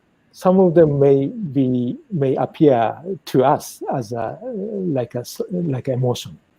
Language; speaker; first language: English; non-native, fluent; Japanese